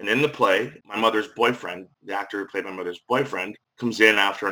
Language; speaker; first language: English; native; English